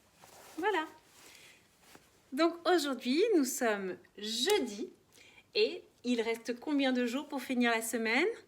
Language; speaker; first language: French; native; French